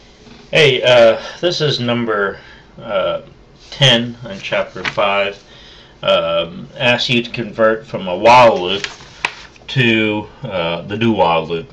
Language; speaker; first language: English; native; English